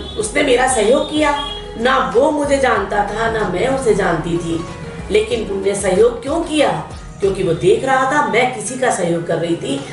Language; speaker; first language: Hindi; native; Hindi